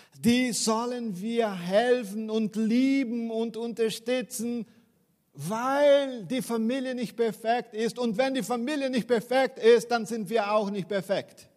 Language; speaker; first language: German; non-native, fluent; Portuguese